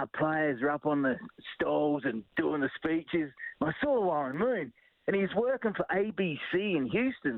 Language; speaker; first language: English; native; English